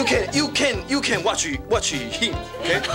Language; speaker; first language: English; non-native, learner; Chinese